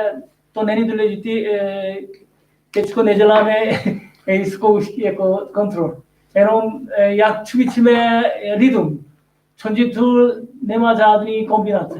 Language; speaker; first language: Czech; non-native, learner; Korean